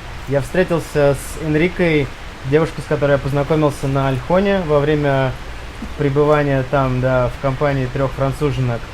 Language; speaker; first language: Russian; native; Russian